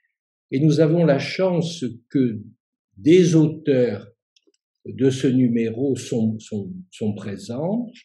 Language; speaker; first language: French; native; French